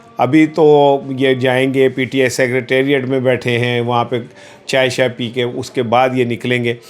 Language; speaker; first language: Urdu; non-native, local second language; Punjabi